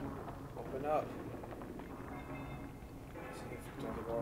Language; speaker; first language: English; native; English